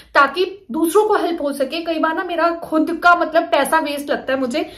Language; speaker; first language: Hindi; native; Hindi